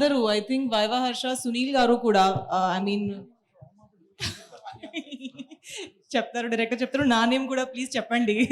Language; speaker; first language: Telugu; non-native, local second language; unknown